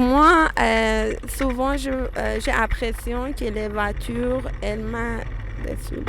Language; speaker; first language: French; non-native, learner; Persian